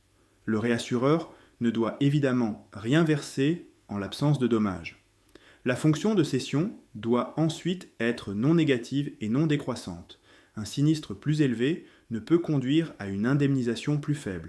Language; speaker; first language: French; native; French